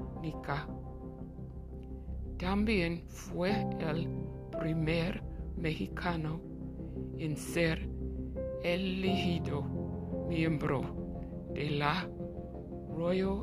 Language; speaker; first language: Spanish; non-native, learner; English